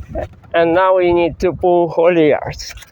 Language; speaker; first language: English; non-native, fluent; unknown